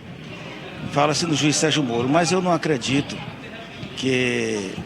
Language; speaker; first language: Portuguese; native; Portuguese